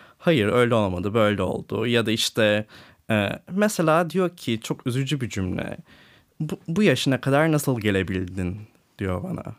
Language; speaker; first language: Turkish; native; Turkish